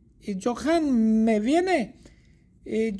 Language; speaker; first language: Spanish; non-native, learner; English